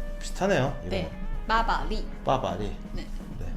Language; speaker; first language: Korean; native; Korean